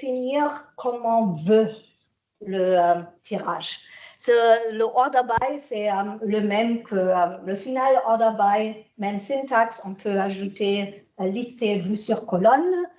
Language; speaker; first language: French; non-native, fluent; German